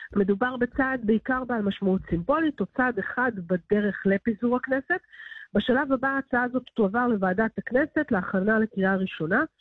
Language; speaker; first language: Hebrew; native; Hebrew